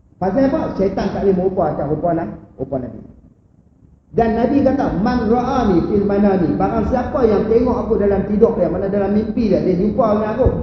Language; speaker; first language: Malay; native; Malay